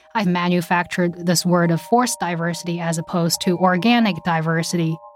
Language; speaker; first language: English; early bilingual, other home language; Chinese